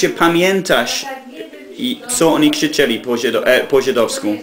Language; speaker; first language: Polish; non-native, learner; English